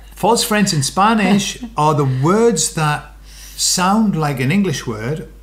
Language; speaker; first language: English; native; English